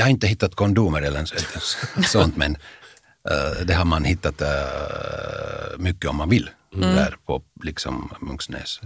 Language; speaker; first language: Swedish; non-native, fluent; Finnish